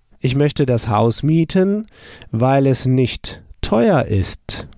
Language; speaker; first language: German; non-native, fluent; English